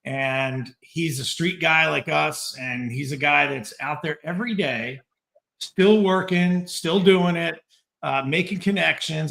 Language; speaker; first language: English; native; English